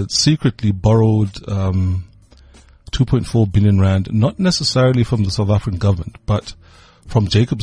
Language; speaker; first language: English; non-native, local second language; Swati